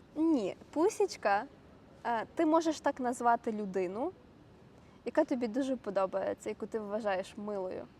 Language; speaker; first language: Ukrainian; native; Ukrainian